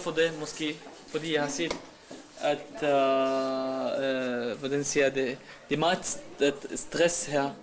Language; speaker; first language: Danish; non-native, learner; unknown